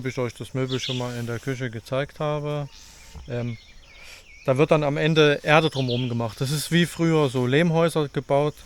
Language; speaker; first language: German; native; German